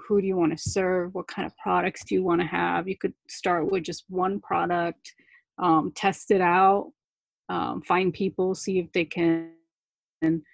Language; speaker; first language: English; early bilingual, other home language; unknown